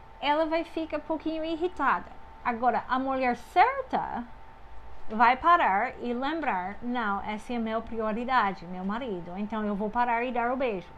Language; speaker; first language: Portuguese; non-native, fluent; English